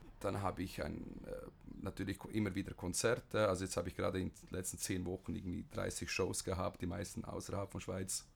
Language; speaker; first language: German; early bilingual, other home language; Bosnian